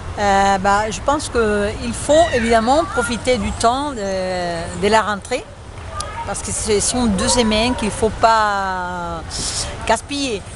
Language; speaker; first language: French; non-native, fluent; Spanish